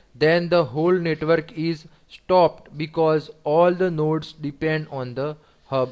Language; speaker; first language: English; non-native, local second language; Gujarati